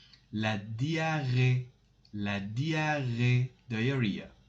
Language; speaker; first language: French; non-native, fluent; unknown